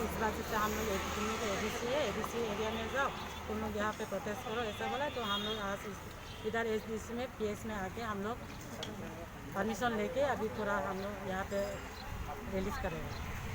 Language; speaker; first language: Hindi; non-native, local second language; Kok Borok